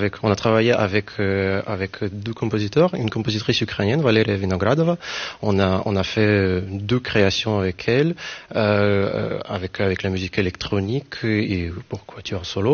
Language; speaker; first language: French; non-native, fluent; Ukrainian